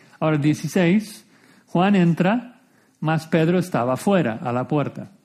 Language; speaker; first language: Spanish; non-native, fluent; English